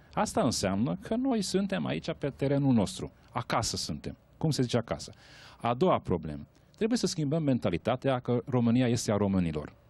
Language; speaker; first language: Romanian; non-native, local second language; Hungarian